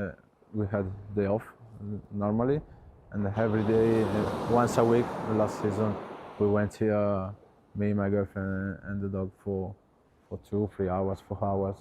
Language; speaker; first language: English; non-native, learner; Italian